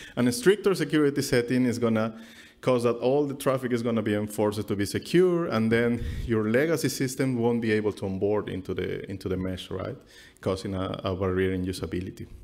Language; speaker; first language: English; non-native, fluent; Spanish